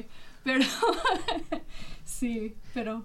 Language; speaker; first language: Spanish; non-native, fluent; English